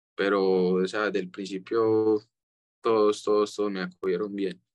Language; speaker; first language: Spanish; native; Spanish